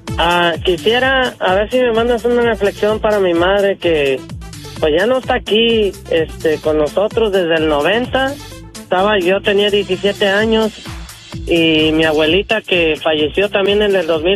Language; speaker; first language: Spanish; native; Spanish